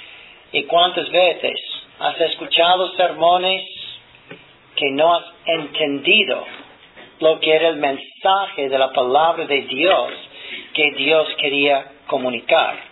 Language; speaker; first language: Spanish; non-native, fluent; English